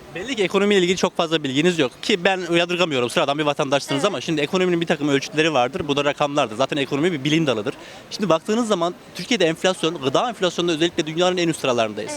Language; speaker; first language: Turkish; native; Turkish